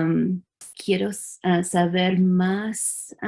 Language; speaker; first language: Spanish; early bilingual, heritage; English